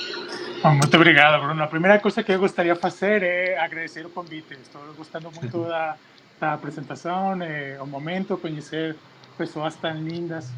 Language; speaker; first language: Portuguese; non-native, fluent; Spanish